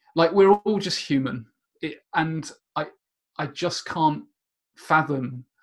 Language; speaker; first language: English; native; English